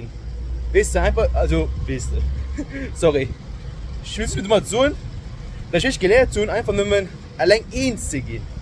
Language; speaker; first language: German; non-native, local second language; Luxembourgish